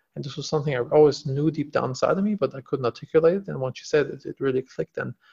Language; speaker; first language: English; non-native, fluent; German